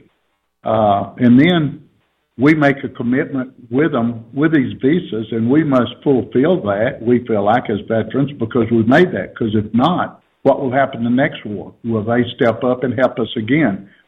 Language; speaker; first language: English; native; English